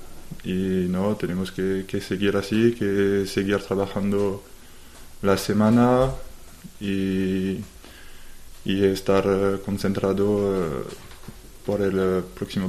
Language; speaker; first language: Spanish; non-native, learner; French